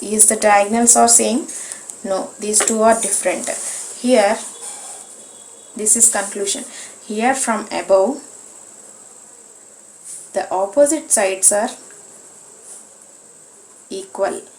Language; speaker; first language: English; non-native, local second language; Telugu